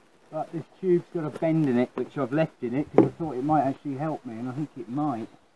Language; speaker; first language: English; native; English